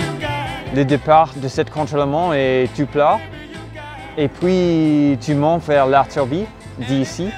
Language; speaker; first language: French; non-native, fluent; English